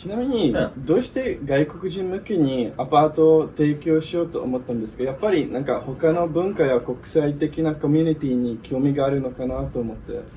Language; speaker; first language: Japanese; non-native, fluent; English